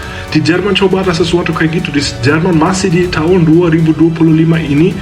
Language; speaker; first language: Indonesian; non-native, fluent; German